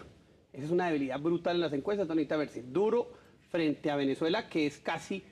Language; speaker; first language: Spanish; native; Spanish